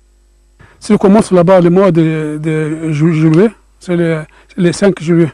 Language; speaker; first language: French; non-native, learner; Arabic